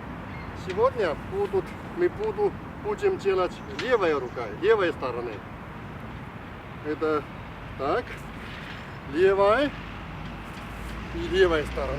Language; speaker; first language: Russian; non-native, learner; Chinese